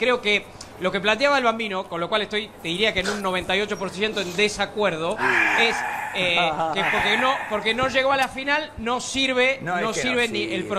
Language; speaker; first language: Spanish; native; Spanish